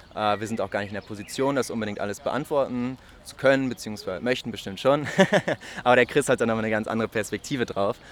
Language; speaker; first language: German; native; German